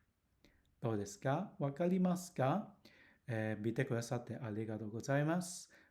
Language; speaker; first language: Japanese; non-native, learner; Cantonese